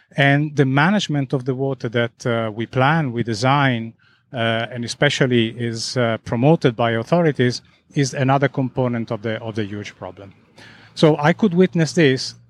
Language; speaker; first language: English; non-native, fluent; Italian